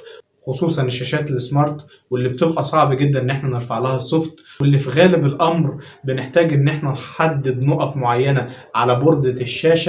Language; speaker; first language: Arabic; native; Arabic